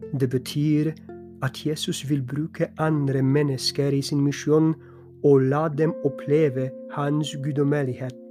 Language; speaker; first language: Norwegian; non-native, fluent; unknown